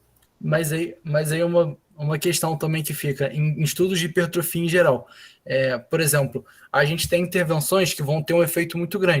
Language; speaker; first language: Portuguese; native; Portuguese